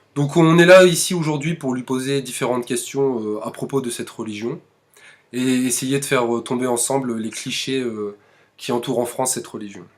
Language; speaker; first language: French; native; French